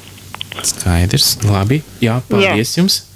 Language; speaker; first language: Latvian; non-native, local second language; Russian